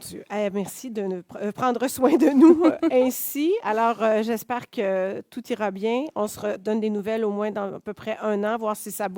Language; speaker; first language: French; native; French